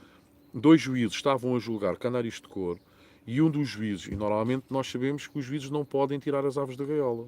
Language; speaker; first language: Portuguese; native; Portuguese